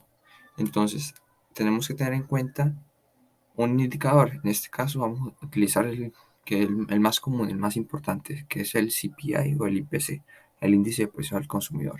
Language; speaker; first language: Spanish; native; Spanish